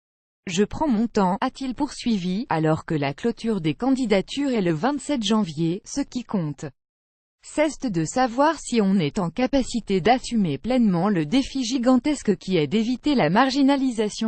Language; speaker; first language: French; native; French